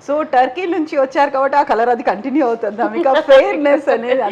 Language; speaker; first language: Telugu; native; Telugu